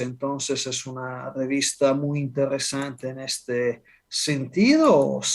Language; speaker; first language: Spanish; non-native, fluent; Italian